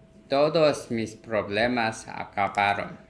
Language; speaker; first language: Spanish; non-native, learner; Korean